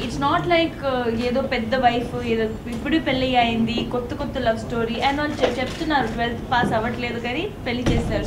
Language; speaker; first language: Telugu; non-native, local second language; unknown